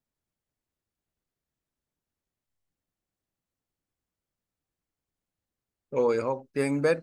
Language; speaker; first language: Vietnamese; non-native, learner; Korean